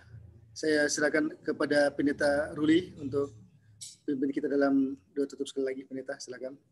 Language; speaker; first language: Indonesian; native; Indonesian